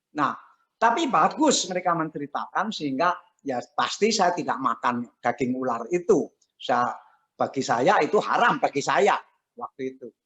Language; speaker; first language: Indonesian; non-native, local second language; Javanese